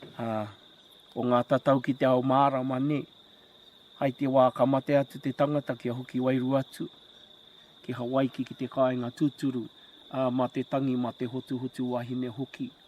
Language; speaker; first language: Māori; non-native, local second language; English